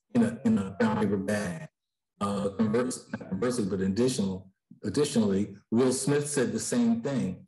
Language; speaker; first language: English; native; English